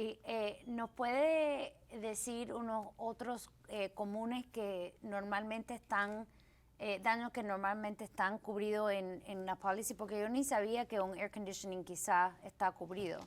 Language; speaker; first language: Spanish; early bilingual, heritage; Spanish